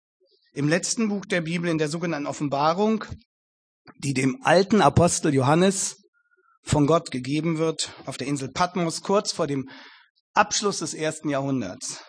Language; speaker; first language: German; native; German